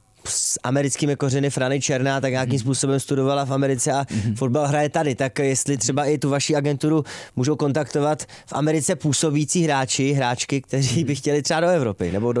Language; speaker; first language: Czech; native; Czech